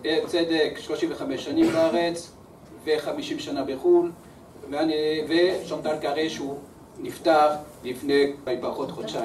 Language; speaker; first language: Hebrew; early bilingual, other home language; French